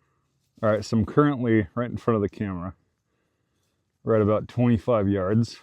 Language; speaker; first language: English; native; English